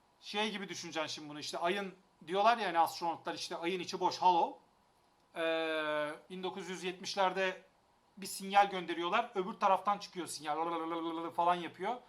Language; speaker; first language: Turkish; native; Turkish